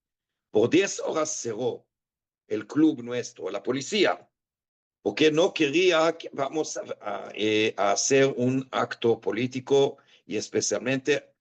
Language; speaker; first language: Spanish; non-native, fluent; Hebrew